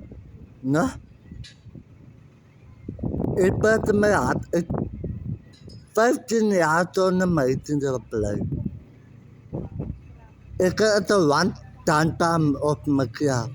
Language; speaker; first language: Dutch; non-native, learner; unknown